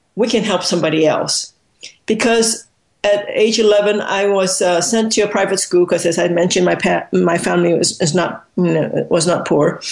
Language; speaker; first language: English; non-native, local second language; Cantonese